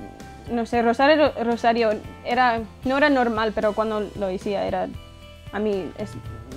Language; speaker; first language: Spanish; early bilingual, heritage; English